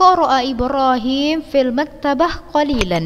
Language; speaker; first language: Arabic; non-native, fluent; Indonesian